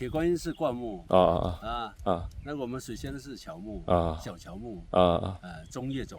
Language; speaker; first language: Chinese; native; Chinese